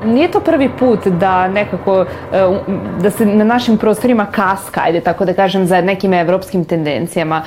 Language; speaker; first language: Serbian; native; Serbian